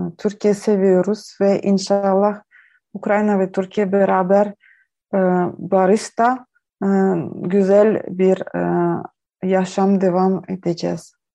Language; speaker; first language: Turkish; non-native, learner; Ukrainian